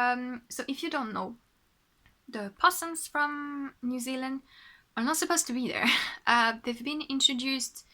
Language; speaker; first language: English; non-native, fluent; French